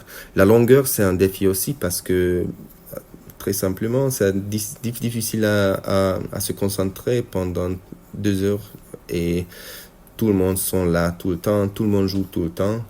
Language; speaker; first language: French; non-native, fluent; Hungarian